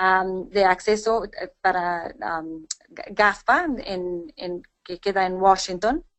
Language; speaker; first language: Spanish; non-native, fluent; English